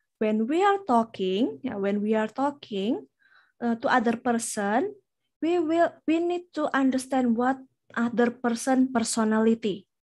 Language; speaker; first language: English; non-native, fluent; Indonesian